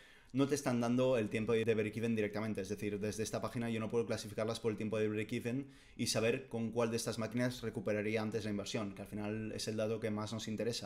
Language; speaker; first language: Spanish; native; Spanish